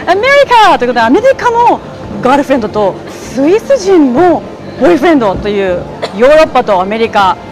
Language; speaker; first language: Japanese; native; Japanese